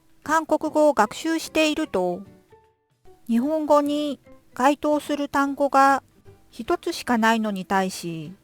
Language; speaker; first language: Japanese; non-native, fluent; Korean